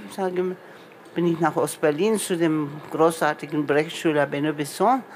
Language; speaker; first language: German; non-native, fluent; Turkish